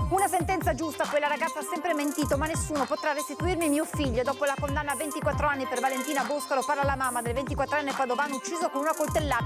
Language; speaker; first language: Italian; native; Italian